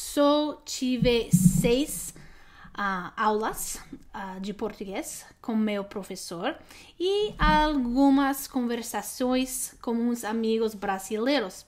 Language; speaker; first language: Portuguese; non-native, learner; English